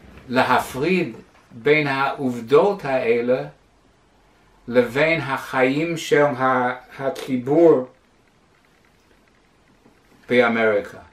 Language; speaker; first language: Hebrew; non-native, fluent; English